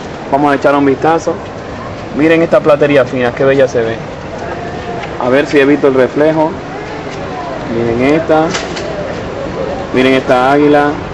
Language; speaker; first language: Spanish; native; Spanish